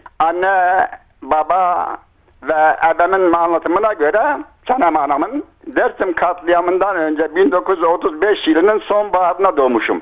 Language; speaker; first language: Turkish; non-native, local second language; Kurdish